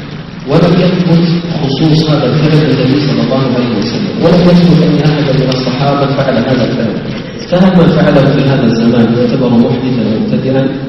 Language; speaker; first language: Arabic; native; Arabic